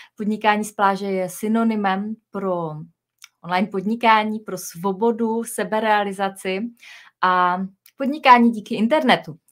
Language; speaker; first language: Czech; native; Czech